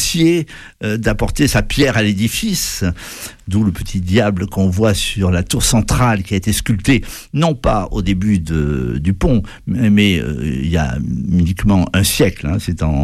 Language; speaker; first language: French; native; French